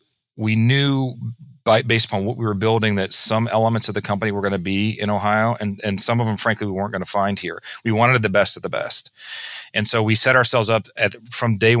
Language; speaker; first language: English; native; English